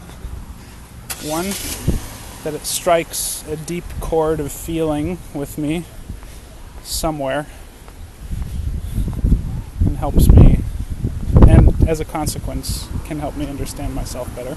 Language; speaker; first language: English; native; English